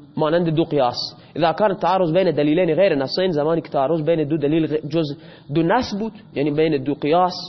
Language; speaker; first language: Persian; non-native, local second language; Baluchi